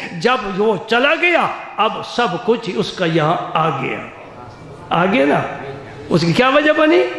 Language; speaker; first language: Urdu; non-native, local second language; Punjabi